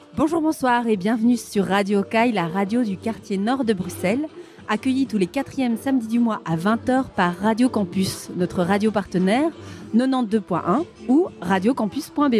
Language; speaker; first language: French; native; French